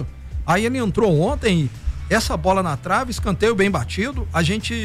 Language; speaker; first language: Portuguese; native; Portuguese